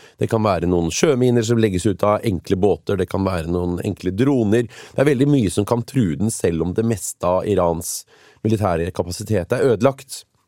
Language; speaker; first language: Norwegian; native; Norwegian